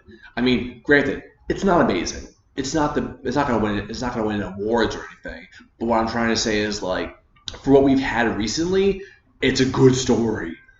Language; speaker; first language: English; native; English